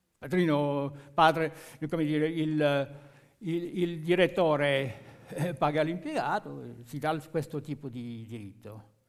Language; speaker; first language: Italian; non-native, fluent; French